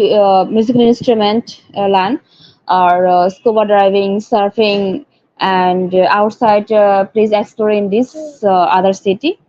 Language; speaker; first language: English; non-native, learner; Bangla